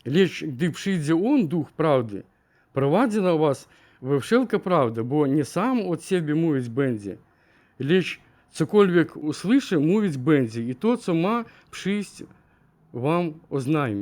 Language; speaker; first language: Polish; non-native, learner; Ukrainian